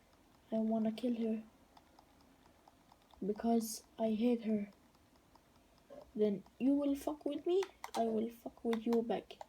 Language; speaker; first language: English; non-native, learner; Danish